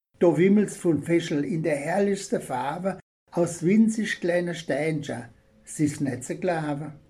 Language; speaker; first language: German; native; German